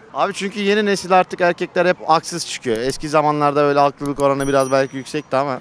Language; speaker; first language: Turkish; native; Turkish